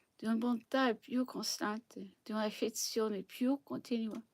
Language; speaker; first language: Italian; non-native, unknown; English